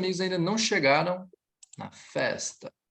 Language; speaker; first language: Portuguese; native; Portuguese